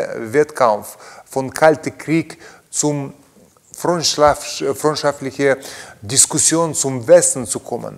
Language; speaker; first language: German; non-native, learner; Russian